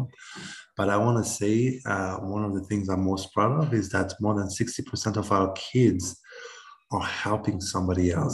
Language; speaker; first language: English; non-native, local second language; Kinyarwanda